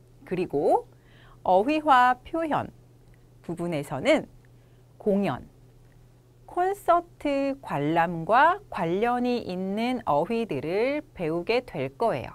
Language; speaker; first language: Korean; native; Korean